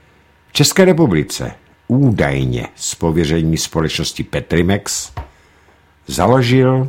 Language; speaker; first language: Czech; native; Czech